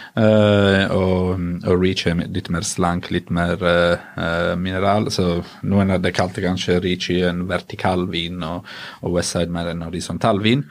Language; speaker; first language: Norwegian; non-native, fluent; Italian